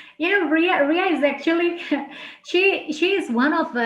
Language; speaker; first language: English; non-native, fluent; Indonesian